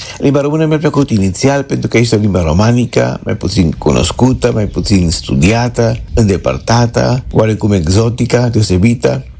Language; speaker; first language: Romanian; non-native, fluent; Spanish